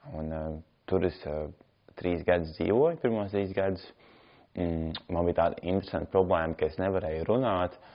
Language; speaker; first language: Latvian; native; Latvian